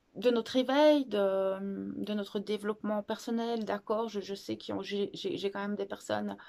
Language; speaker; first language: French; native; French